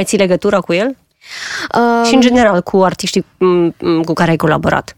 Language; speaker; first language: Romanian; native; Romanian